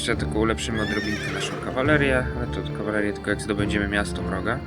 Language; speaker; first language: Polish; native; Polish